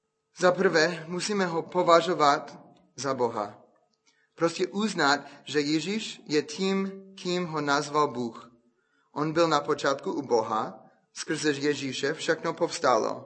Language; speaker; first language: Czech; non-native, fluent; English